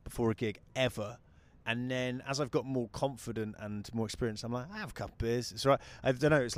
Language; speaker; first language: English; native; English